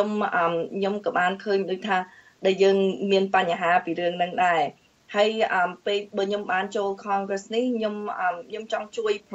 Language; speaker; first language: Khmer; early bilingual, heritage; Khmer